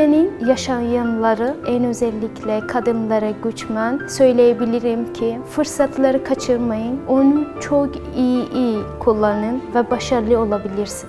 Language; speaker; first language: Turkish; non-native, learner; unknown